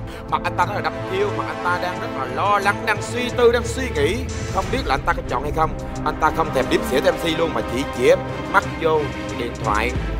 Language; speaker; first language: Vietnamese; native; Vietnamese